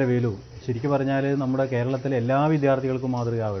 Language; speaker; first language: Malayalam; native; Malayalam